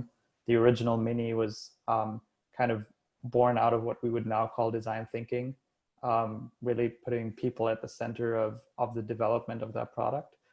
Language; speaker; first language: English; non-native, fluent; German